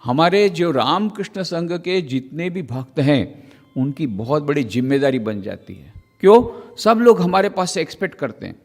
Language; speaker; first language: Hindi; non-native, local second language; Gujarati